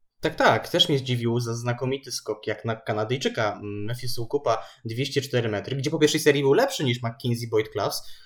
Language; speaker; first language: Polish; native; Polish